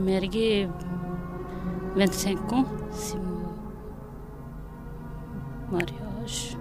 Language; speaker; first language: French; non-native, learner; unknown